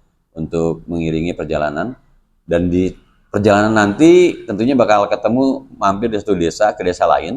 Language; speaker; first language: Indonesian; non-native, local second language; Sundanese